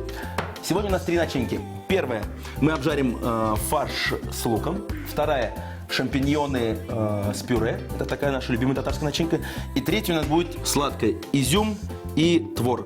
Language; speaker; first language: Russian; native; Russian